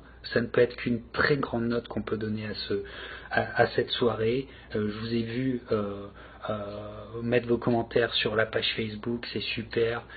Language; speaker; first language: French; native; French